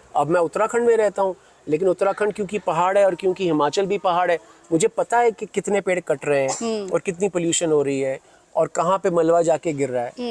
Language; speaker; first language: Hindi; non-native, local second language; Bangla